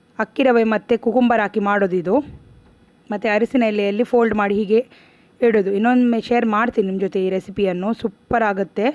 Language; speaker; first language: Kannada; non-native, local second language; Tulu